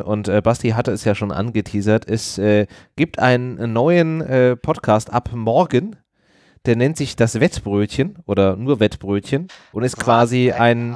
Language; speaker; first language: German; native; German